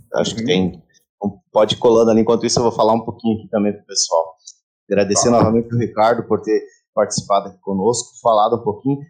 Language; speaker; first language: Portuguese; native; Portuguese